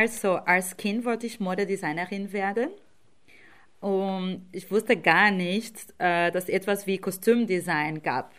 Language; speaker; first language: German; non-native, fluent; Portuguese